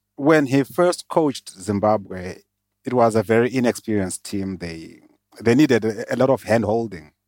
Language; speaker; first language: English; non-native, local second language; Shona